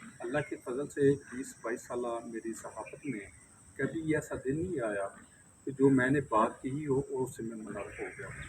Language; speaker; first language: Urdu; non-native, local second language; Punjabi